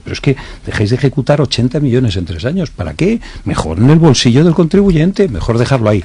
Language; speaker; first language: Spanish; native; Spanish